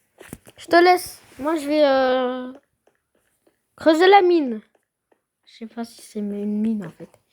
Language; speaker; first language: French; native; French